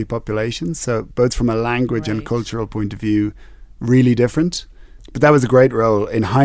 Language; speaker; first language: English; native; English